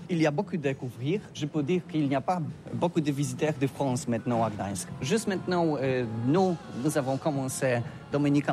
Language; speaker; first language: French; non-native, learner; Polish